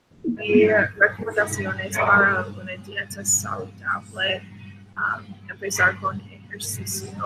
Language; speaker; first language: Spanish; non-native, learner; English